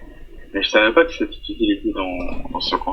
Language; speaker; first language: French; non-native, fluent; Portuguese